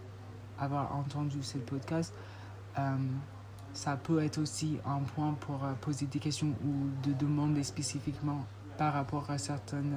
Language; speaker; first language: French; non-native, fluent; English